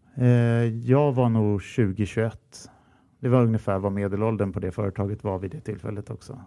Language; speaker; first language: Swedish; native; Swedish